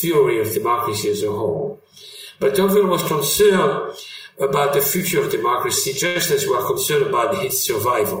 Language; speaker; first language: English; non-native, fluent; French